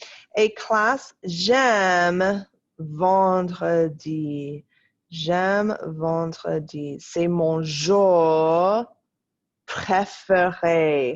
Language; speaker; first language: French; non-native, fluent; English